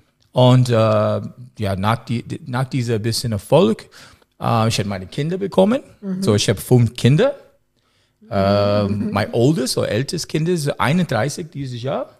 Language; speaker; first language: German; non-native, learner; English